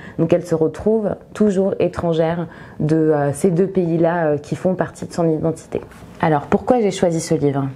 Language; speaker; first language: French; early bilingual, other home language; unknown